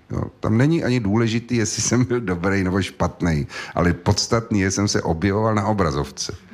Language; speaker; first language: Czech; native; Czech